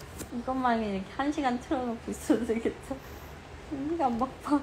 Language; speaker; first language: Korean; early bilingual, heritage; Korean